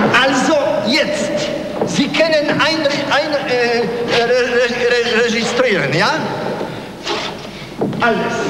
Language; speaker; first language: German; non-native, learner; Polish